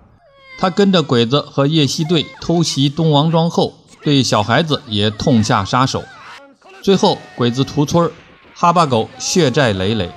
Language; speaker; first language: Chinese; native; Chinese